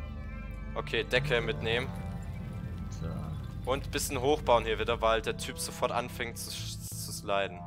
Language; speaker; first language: German; native; German